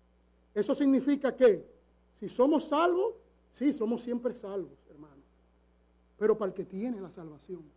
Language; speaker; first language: Spanish; native; Spanish